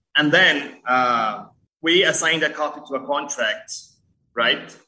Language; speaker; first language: English; early bilingual, other home language; Spanish